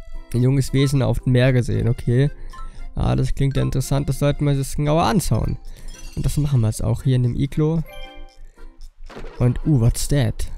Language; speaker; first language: German; native; German